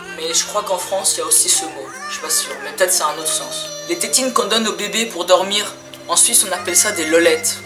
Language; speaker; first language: French; native; French